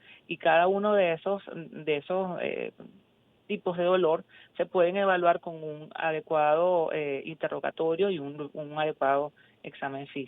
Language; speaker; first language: Spanish; native; Spanish